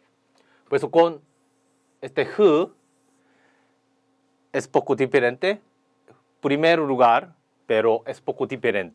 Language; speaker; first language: Spanish; non-native, learner; Korean